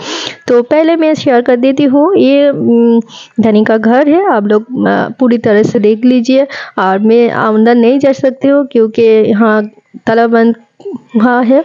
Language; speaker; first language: Hindi; non-native, local second language; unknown